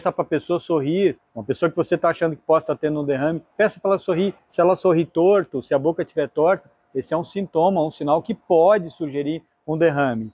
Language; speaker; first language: Portuguese; native; Portuguese